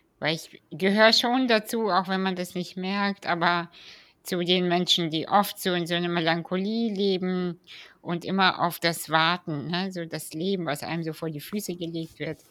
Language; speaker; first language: German; early bilingual, other home language; Russian